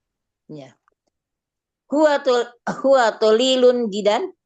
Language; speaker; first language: Arabic; non-native, learner; Indonesian